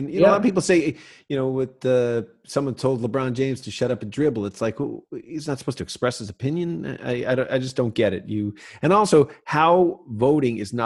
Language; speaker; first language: English; native; English